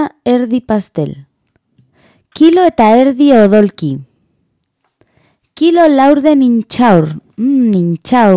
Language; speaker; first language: Basque; non-native, learner; Spanish